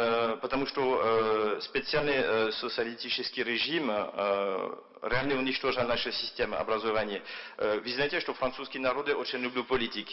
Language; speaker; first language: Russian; non-native, fluent; French